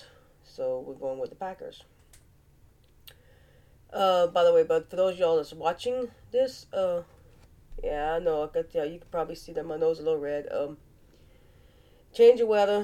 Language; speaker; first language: English; native; English